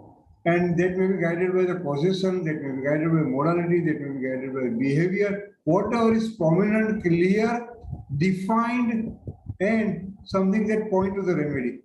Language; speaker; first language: English; non-native, local second language; Hindi